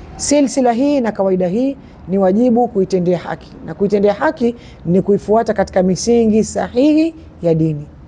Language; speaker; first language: Swahili; native; Swahili